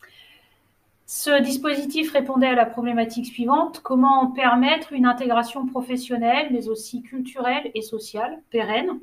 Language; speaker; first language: French; native; French